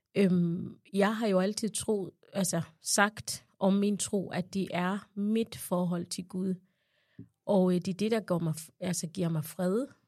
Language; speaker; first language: Danish; non-native, fluent; Ganda